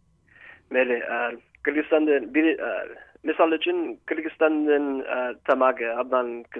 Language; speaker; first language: Kyrgyz; non-native, learner; English